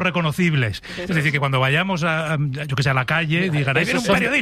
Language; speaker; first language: Spanish; native; Spanish